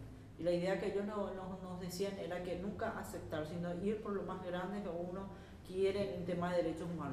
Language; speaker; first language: Spanish; native; Spanish